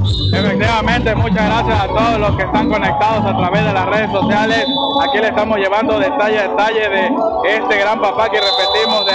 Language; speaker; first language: Spanish; native; Spanish